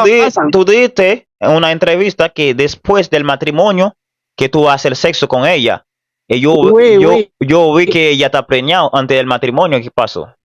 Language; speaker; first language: Spanish; non-native, fluent; Haitian Creole